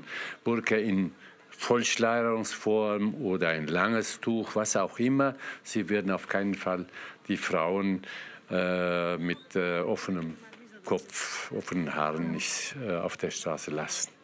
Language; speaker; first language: German; non-native, fluent; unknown